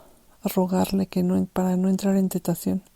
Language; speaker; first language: Spanish; native; Spanish